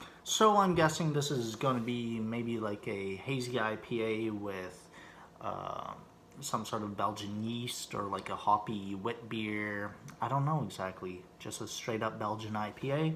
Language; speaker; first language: English; native; English